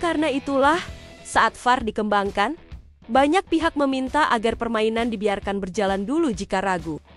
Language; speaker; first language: Indonesian; native; Indonesian